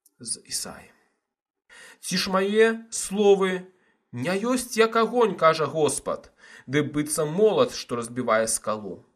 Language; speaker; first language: Belarusian; non-native, local second language; Russian